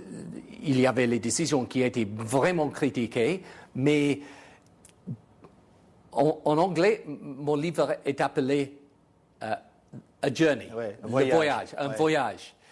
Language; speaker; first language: French; non-native, fluent; English